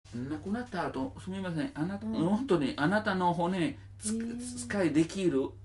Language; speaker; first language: Japanese; non-native, learner; Italian